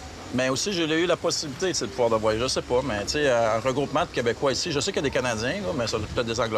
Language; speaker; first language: French; native; French